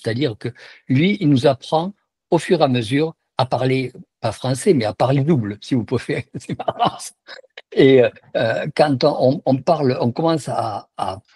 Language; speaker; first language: French; native; French